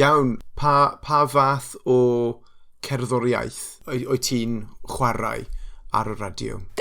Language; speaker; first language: Welsh; non-native, local second language; English